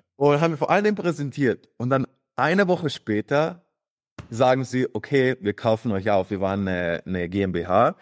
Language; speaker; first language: German; early bilingual, other home language; Croatian